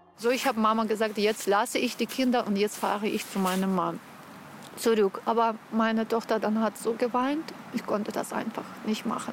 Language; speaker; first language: German; non-native, fluent; Ukrainian